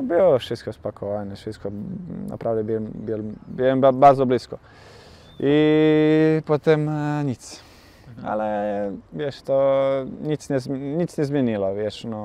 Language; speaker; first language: Polish; non-native, learner; Bosnian